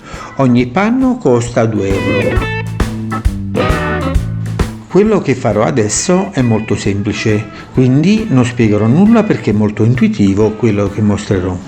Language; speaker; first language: Italian; native; Italian